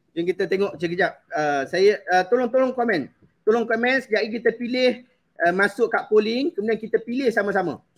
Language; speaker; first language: Malay; native; Malay